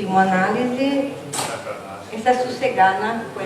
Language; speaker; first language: Italian; non-native, fluent; Portuguese